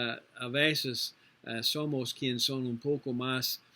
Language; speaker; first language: Spanish; non-native, learner; English